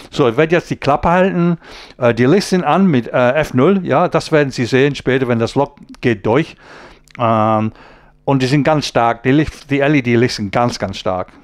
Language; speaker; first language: German; non-native, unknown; English